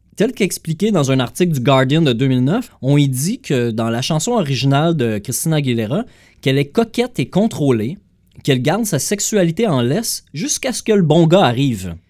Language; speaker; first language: French; native; French